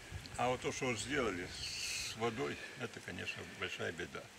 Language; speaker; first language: Russian; native; Russian